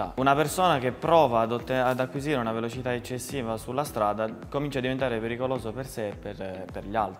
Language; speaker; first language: Italian; native; Italian